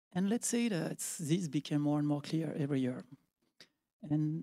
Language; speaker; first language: English; non-native, fluent; French